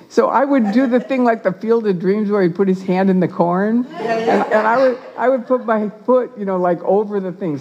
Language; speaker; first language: English; native; English